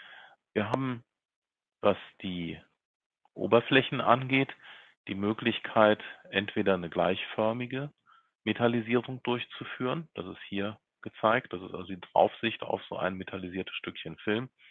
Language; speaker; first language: German; native; German